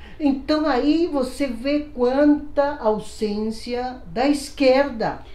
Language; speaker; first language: Portuguese; non-native, fluent; Spanish